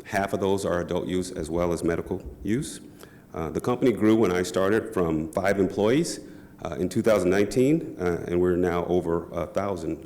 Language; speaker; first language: English; native; English